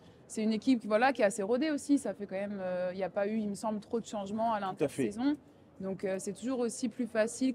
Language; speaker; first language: French; native; French